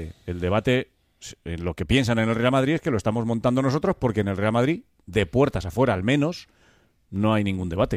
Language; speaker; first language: Spanish; native; Spanish